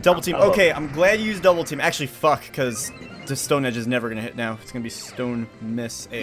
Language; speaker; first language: English; native; English